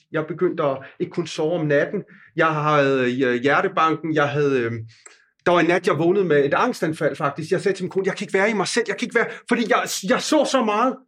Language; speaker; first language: Danish; non-native, fluent; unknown